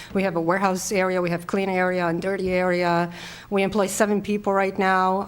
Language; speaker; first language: English; non-native, fluent; Polish